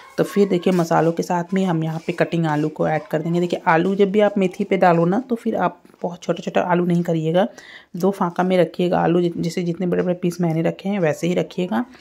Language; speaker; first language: Hindi; native; Hindi